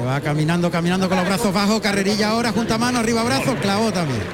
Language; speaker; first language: Spanish; native; Spanish